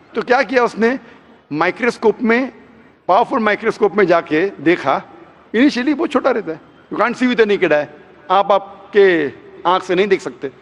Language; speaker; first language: Hindi; non-native, local second language; Konkani